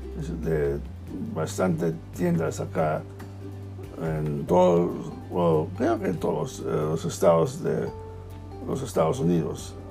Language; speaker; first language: Spanish; non-native, learner; English